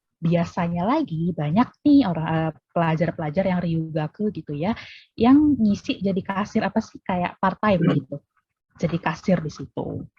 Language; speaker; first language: Indonesian; native; Indonesian